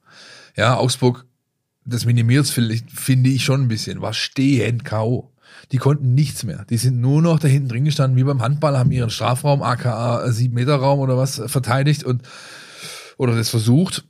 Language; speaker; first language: German; native; German